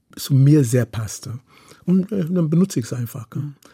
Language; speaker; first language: German; non-native, fluent; Yoruba